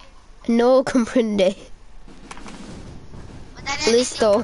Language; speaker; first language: Spanish; non-native, learner; English